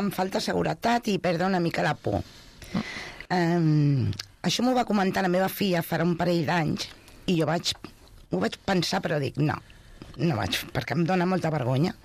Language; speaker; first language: Catalan; non-native, local second language; Spanish